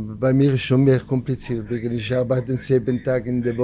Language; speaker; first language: German; non-native, learner; French